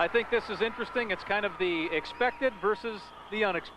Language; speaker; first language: English; native; English